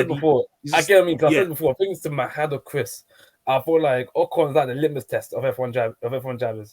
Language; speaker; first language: English; native; English